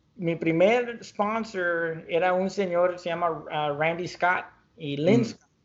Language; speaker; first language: Spanish; early bilingual, heritage; Spanish